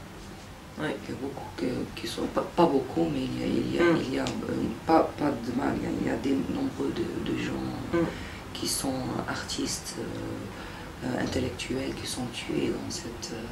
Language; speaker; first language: French; non-native, fluent; Arabic